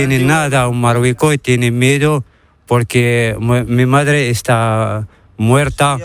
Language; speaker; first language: Spanish; non-native, learner; Arabic